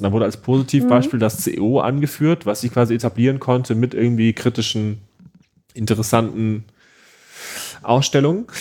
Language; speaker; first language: German; native; German